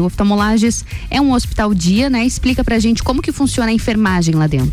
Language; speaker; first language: Portuguese; native; Portuguese